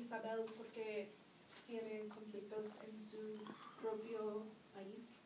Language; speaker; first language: Spanish; non-native, learner; English